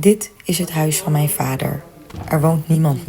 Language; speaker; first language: Dutch; early bilingual, other home language; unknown